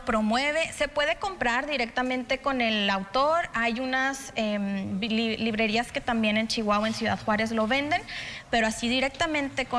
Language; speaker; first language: Spanish; native; Spanish